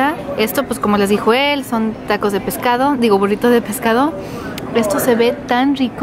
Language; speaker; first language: Spanish; early bilingual, other home language; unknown